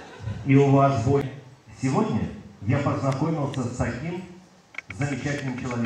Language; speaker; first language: Russian; non-native, learner; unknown